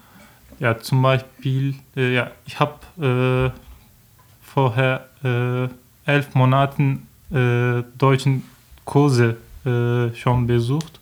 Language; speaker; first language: German; non-native, learner; Turkish